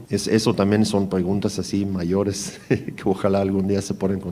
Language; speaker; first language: Spanish; native; Spanish